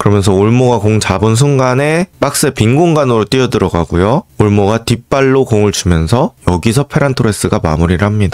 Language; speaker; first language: Korean; native; Korean